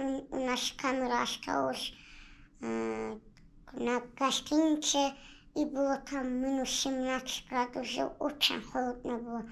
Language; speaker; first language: Russian; non-native, local second language; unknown